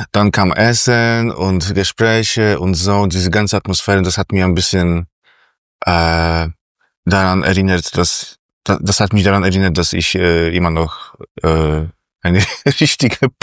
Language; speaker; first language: German; non-native, fluent; Polish